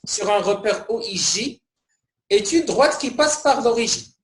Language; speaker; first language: French; non-native, local second language; Arabic